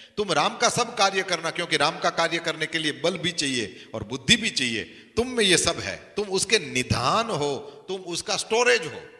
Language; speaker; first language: Hindi; non-native, local second language; Gujarati